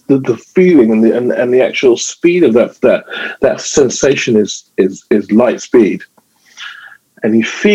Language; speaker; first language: English; native; English